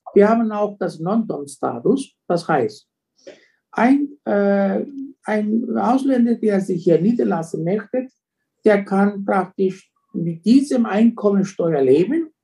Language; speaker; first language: German; non-native, fluent; Greek